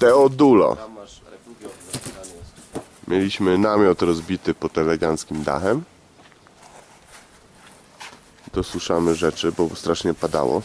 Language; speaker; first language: Polish; native; Polish